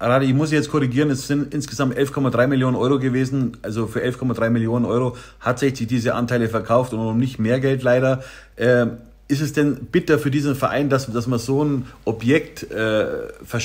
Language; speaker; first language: German; native; German